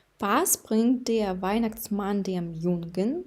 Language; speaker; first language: German; non-native, fluent; Ukrainian